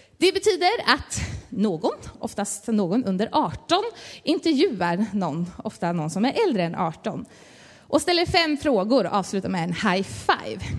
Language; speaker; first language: Swedish; native; Swedish